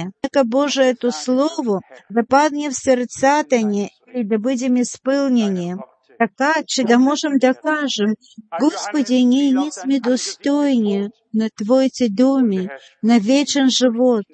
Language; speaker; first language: Bulgarian; non-native, fluent; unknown